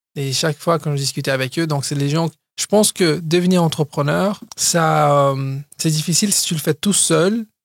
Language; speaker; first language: French; early bilingual, other home language; Portuguese